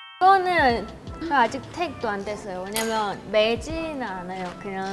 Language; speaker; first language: Korean; non-native, fluent; Chinese